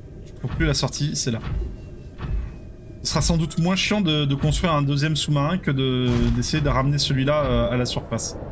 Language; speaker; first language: French; native; French